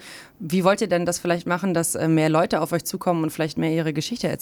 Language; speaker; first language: German; native; German